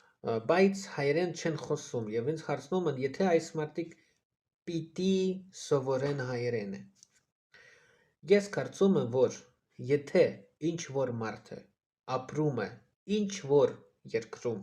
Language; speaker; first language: Armenian; non-native, fluent; Russian